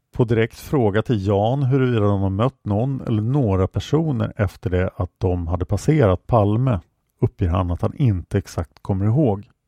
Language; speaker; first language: Swedish; native; Swedish